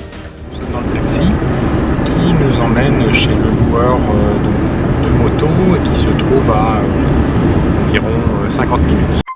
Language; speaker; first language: French; native; French